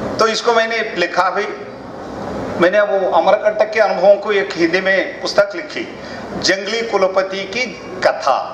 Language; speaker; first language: Hindi; non-native, local second language; Kannada